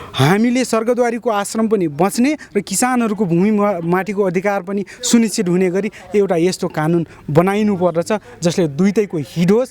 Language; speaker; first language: Nepali; non-native, local second language; Dangaura Tharu